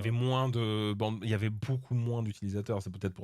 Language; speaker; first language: French; native; French